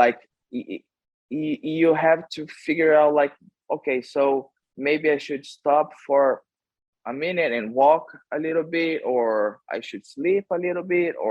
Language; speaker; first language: English; non-native, fluent; Portuguese